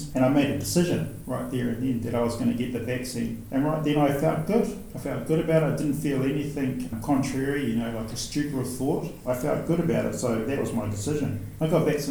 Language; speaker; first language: English; native; English